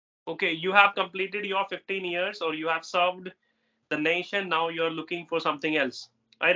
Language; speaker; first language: English; non-native, local second language; Hindi